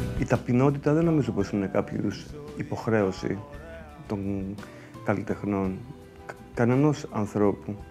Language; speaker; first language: Greek; early bilingual, heritage; Greek